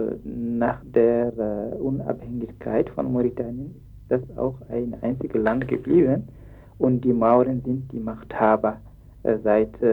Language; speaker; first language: German; non-native, fluent; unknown